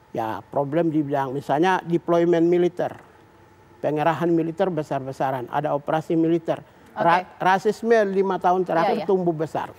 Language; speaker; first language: Indonesian; native; Indonesian